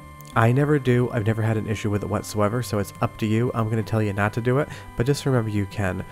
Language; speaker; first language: English; native; English